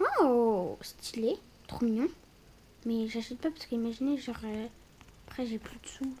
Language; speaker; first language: French; native; French